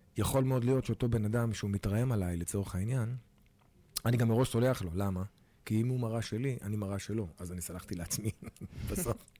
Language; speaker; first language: Hebrew; native; Hebrew